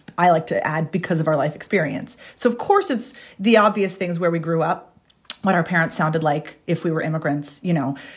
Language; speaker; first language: English; native; English